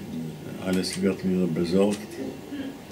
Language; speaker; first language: German; non-native, fluent; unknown